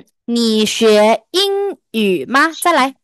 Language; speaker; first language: Chinese; non-native, fluent; Indonesian